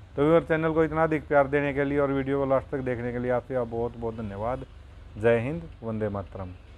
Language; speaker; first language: Hindi; native; Hindi